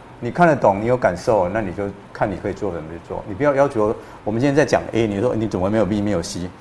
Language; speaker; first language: Chinese; native; Chinese